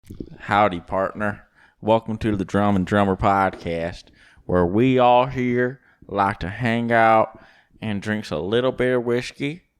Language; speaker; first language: English; native; English